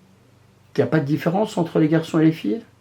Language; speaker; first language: French; native; French